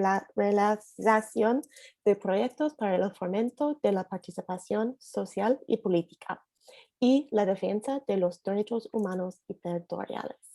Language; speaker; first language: Spanish; non-native, learner; English